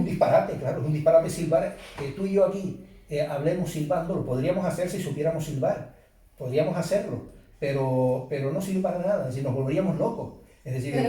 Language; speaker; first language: Spanish; native; Spanish